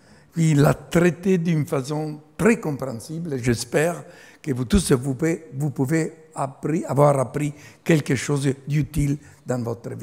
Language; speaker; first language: French; non-native, fluent; Italian